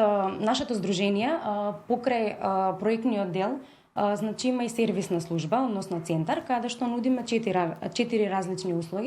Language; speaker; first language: Macedonian; native; Macedonian